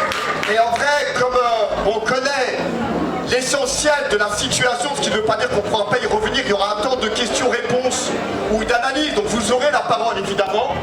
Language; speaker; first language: French; native; French